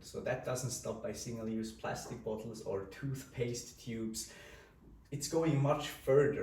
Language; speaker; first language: English; non-native, fluent; Swiss German